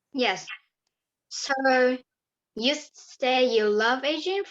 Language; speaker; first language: English; non-native, learner; Vietnamese